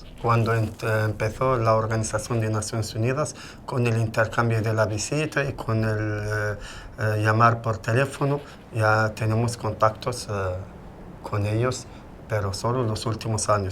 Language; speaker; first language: Spanish; non-native, fluent; Arabic